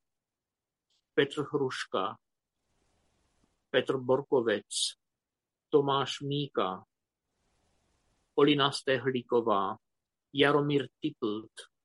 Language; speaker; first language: English; non-native, fluent; Romanian